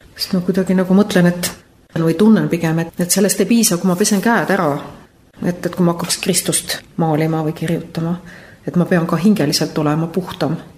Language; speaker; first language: Estonian; native; Estonian